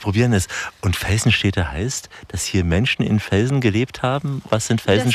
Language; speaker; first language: German; native; German